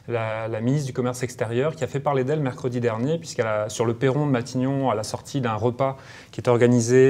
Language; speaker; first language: French; native; French